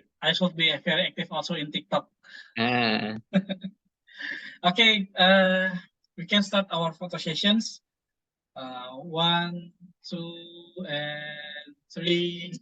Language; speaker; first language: English; non-native, fluent; Indonesian